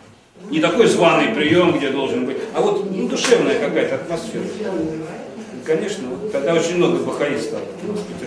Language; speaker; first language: Russian; native; Russian